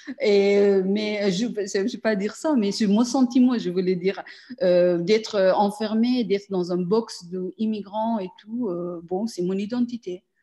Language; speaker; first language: French; non-native, learner; Persian